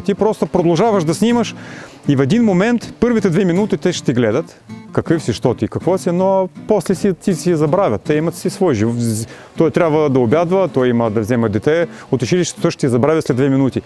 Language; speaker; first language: Bulgarian; non-native, fluent; Russian